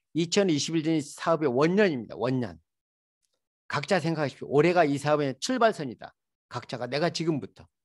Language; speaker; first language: Korean; native; Korean